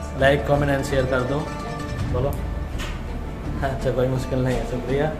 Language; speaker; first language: Hindi; non-native, learner; Bangla